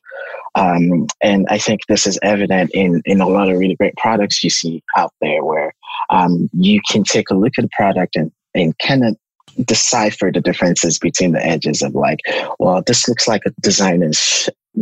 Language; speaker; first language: English; non-native, local second language; Yoruba